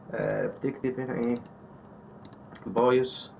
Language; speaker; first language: Arabic; native; Arabic